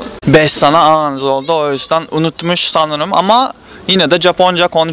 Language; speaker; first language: Turkish; non-native, learner; Japanese